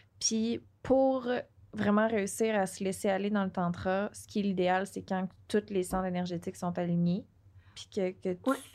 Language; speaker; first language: French; native; French